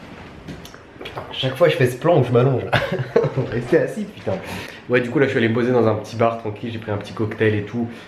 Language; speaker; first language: French; native; French